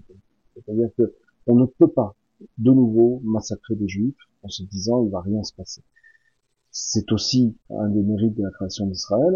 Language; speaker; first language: French; native; French